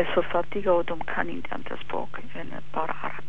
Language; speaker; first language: Swedish; non-native, fluent; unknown